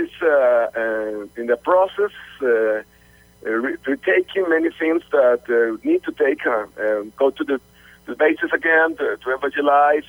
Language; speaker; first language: English; non-native, learner; Spanish